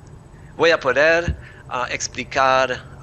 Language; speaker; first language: Spanish; non-native, learner; English